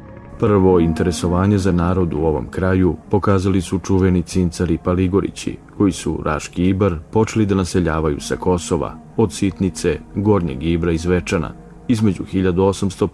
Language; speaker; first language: Bosnian; native; Bosnian